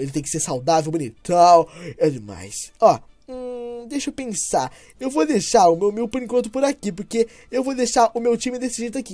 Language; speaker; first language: Portuguese; native; Portuguese